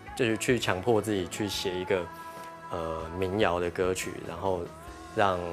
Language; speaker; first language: Chinese; non-native, local second language; Hakka Chinese